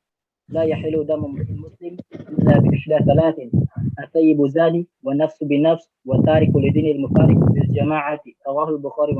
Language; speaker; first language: Arabic; non-native, learner; Indonesian